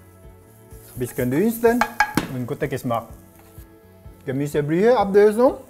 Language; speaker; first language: German; non-native, learner; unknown